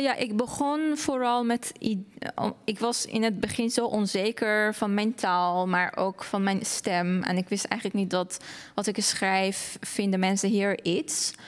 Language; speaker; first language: Dutch; non-native, fluent; Persian